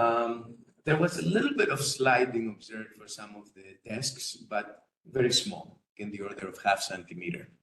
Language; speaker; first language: English; non-native, fluent; Greek